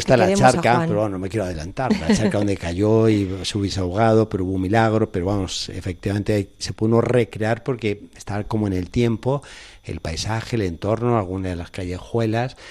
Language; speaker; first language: Spanish; native; Spanish